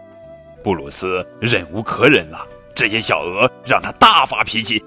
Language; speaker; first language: Chinese; native; Chinese